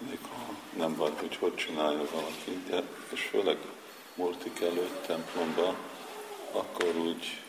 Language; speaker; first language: Hungarian; non-native, fluent; English